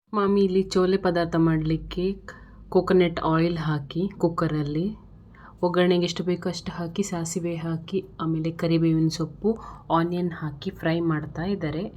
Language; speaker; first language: Kannada; native; Kannada